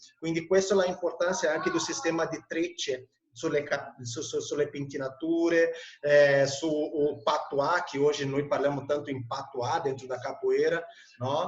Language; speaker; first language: Italian; non-native, fluent; Portuguese